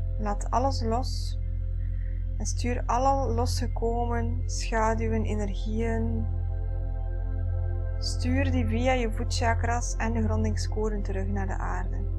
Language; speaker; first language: Dutch; native; Dutch